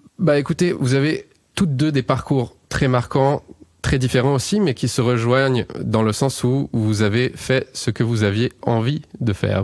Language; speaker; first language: French; native; French